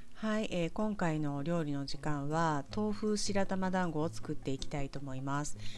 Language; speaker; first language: Japanese; native; Japanese